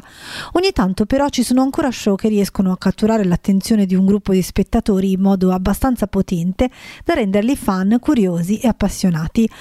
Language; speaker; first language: Italian; native; Italian